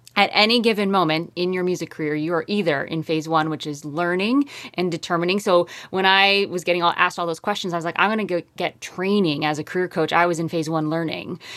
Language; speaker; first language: English; native; English